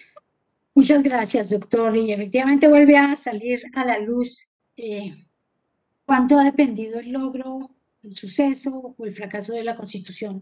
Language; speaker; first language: Spanish; native; Spanish